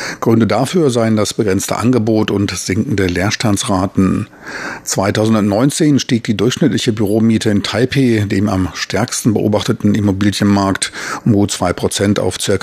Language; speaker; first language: German; native; German